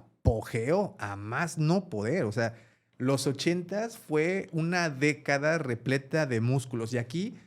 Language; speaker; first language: Spanish; native; Spanish